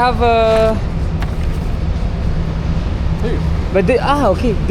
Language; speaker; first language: English; non-native, learner; French